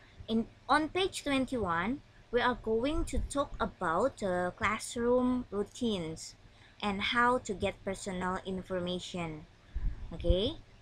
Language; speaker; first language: English; non-native, fluent; Indonesian